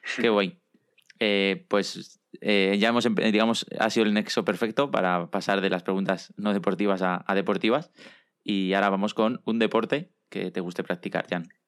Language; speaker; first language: Spanish; native; Spanish